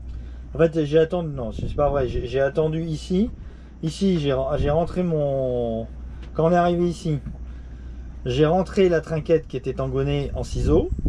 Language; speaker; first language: French; native; French